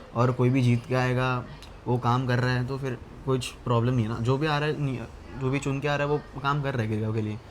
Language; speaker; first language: Hindi; non-native, local second language; Marathi